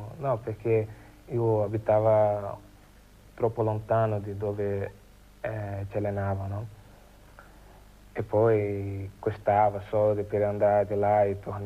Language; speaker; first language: Italian; non-native, learner; Portuguese